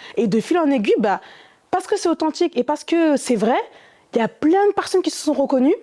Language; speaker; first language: French; early bilingual, other home language; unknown